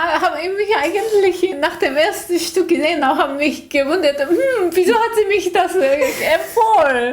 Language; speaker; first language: German; non-native, learner; Korean